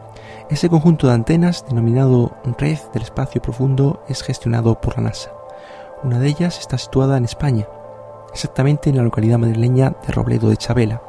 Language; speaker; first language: Spanish; native; Spanish